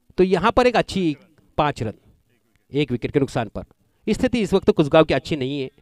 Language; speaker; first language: Hindi; non-native, local second language; Marathi